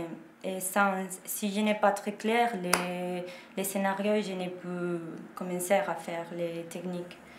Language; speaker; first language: French; non-native, learner; Korean